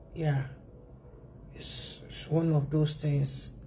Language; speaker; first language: English; non-native, local second language; Yoruba